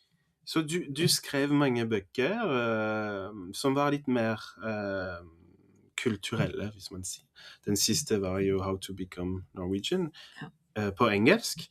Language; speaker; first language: Norwegian; non-native, fluent; French